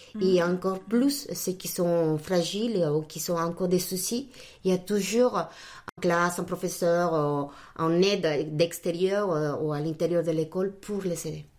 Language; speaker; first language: French; non-native, fluent; Spanish